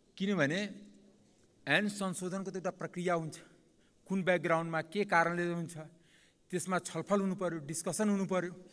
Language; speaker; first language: Nepali; non-native, local second language; Maithili